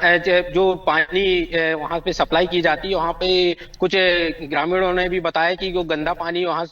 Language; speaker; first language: Hindi; native; Hindi